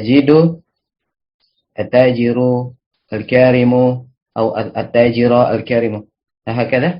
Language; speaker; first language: Arabic; non-native, learner; Malay